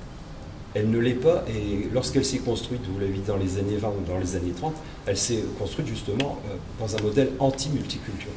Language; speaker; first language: French; native; French